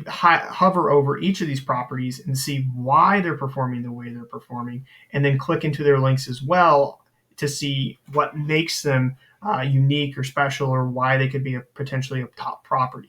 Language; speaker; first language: English; native; English